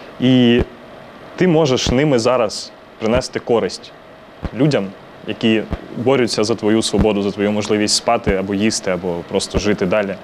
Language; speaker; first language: Ukrainian; non-native, local second language; Russian